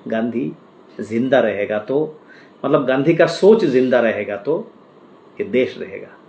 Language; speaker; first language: Hindi; non-native, local second language; Assamese